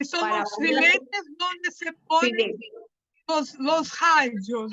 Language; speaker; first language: Spanish; non-native, fluent; Portuguese